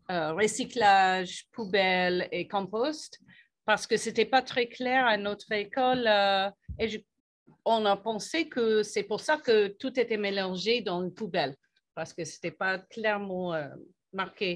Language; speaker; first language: French; non-native, fluent; English